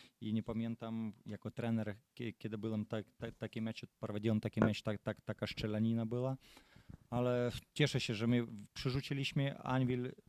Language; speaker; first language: Polish; non-native, fluent; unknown